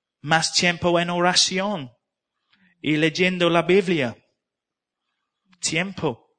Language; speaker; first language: Spanish; non-native, learner; English